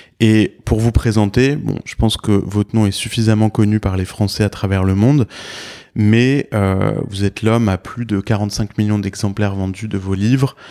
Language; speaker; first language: French; native; French